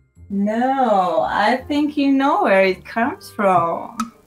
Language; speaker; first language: English; non-native, fluent; Russian